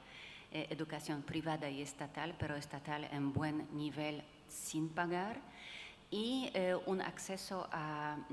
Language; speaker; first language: Spanish; non-native, fluent; Polish